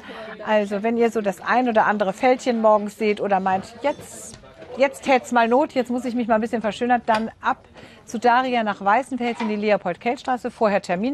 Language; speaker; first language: German; native; German